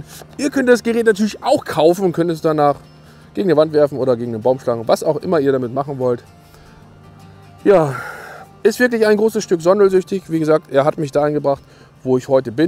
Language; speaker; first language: German; native; German